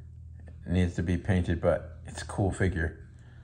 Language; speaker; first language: English; native; English